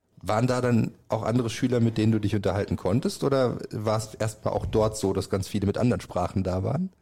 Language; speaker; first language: German; native; German